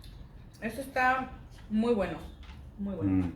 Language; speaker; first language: Spanish; native; Spanish